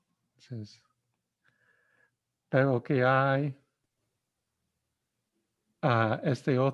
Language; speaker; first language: Spanish; non-native, fluent; English